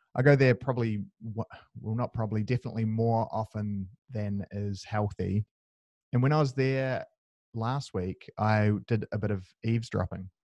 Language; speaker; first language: English; native; English